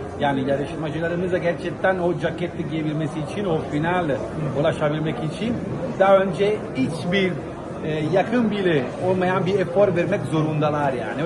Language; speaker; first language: Turkish; non-native, fluent; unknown